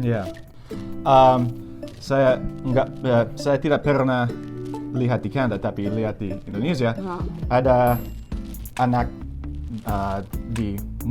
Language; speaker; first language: Indonesian; non-native, learner; English